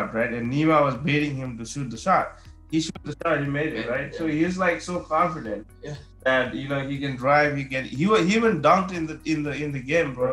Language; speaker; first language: English; non-native, local second language; Nepali